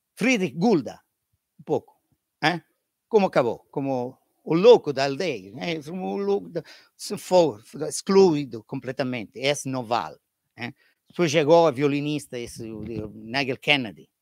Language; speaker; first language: Portuguese; non-native, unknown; Italian